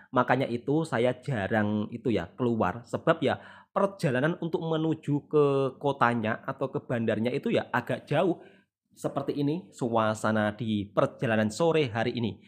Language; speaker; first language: Indonesian; native; Indonesian